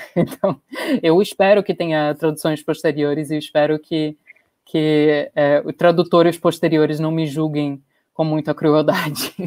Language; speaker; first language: Portuguese; non-native, fluent; English